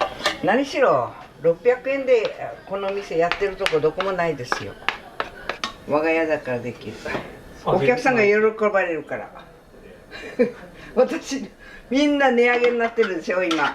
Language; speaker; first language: Japanese; native; Japanese